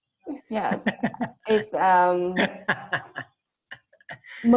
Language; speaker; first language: English; non-native, learner; Vietnamese